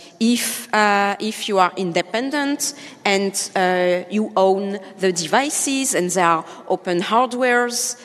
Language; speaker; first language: English; non-native, fluent; French